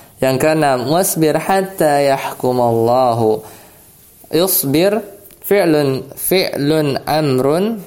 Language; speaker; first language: Arabic; non-native, fluent; Indonesian